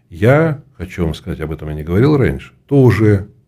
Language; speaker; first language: Russian; native; Russian